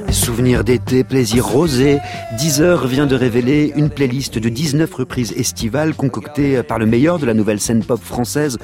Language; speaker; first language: French; native; French